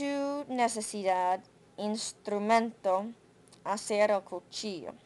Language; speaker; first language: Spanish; non-native, learner; English